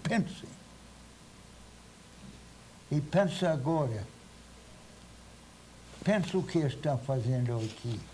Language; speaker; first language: Portuguese; non-native, fluent; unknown